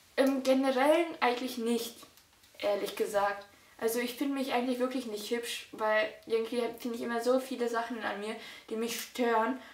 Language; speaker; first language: German; early bilingual, other home language; Russian